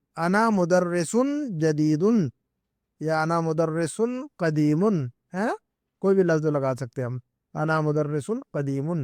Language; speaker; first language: Urdu; native; Urdu